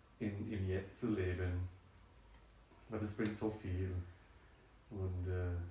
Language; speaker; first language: German; non-native, fluent; French